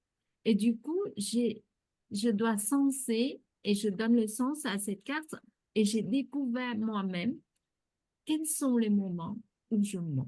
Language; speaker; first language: French; non-native, fluent; Vietnamese